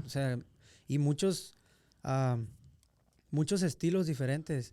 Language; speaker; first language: Spanish; native; Spanish